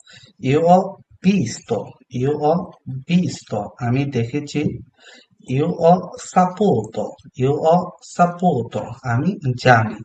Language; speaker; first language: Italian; non-native, fluent; Bangla